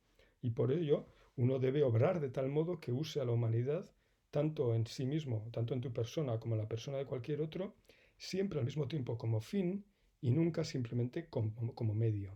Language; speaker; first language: Spanish; native; Spanish